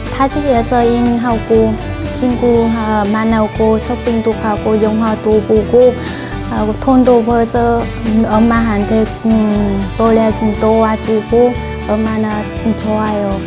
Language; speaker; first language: Korean; non-native, learner; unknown